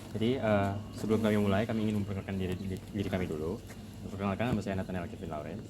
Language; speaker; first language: Indonesian; native; Indonesian